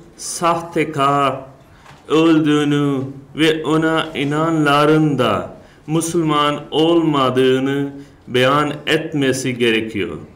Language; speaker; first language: Turkish; non-native, learner; Urdu